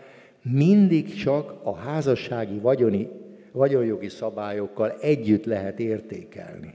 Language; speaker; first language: Hungarian; native; Hungarian